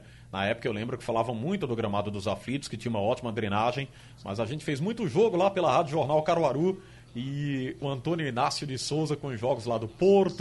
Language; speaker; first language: Portuguese; native; Portuguese